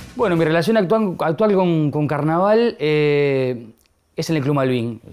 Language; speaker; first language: Spanish; native; Spanish